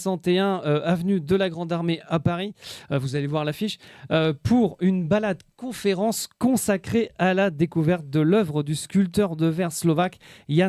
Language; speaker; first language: French; native; French